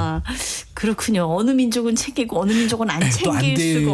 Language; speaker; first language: Korean; native; Korean